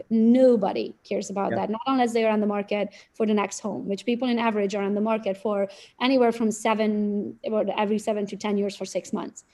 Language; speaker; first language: English; non-native, fluent; Romanian